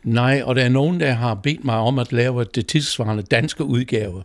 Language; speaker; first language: Danish; non-native, fluent; English